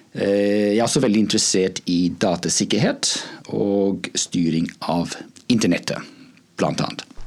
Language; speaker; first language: Norwegian; non-native, fluent; English